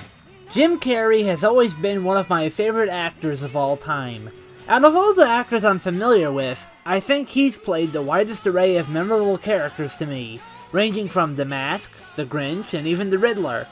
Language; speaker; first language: English; native; English